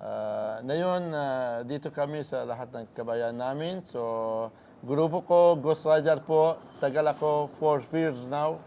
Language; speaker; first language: Filipino; non-native, learner; Arabic